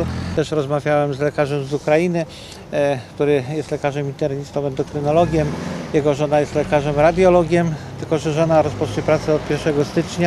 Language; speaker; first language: Polish; native; Polish